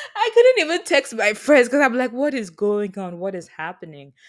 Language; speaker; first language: English; non-native, local second language; Yoruba